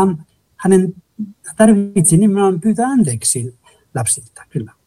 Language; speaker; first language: Finnish; non-native, fluent; Spanish